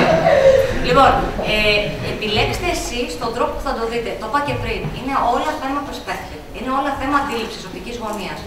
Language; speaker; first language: Greek; native; Greek